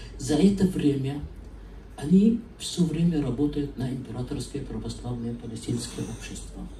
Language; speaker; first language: Russian; non-native, fluent; Arabic